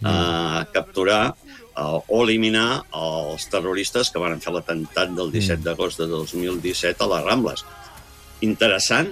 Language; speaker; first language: Catalan; native; Catalan